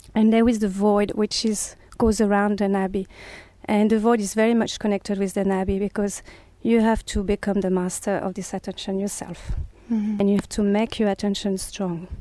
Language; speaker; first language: English; non-native, fluent; French